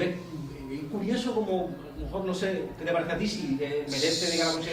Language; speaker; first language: Spanish; native; Spanish